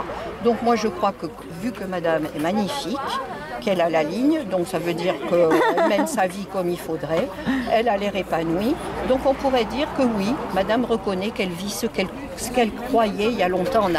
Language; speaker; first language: French; native; French